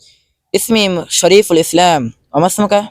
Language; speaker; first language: Arabic; non-native, learner; Bangla